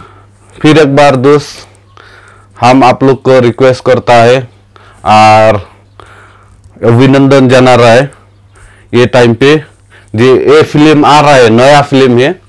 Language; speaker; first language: Hindi; non-native, local second language; Khasi